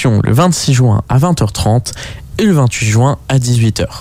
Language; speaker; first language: French; native; French